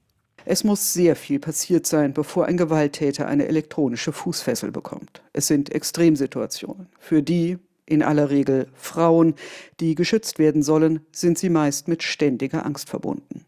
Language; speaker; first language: German; native; German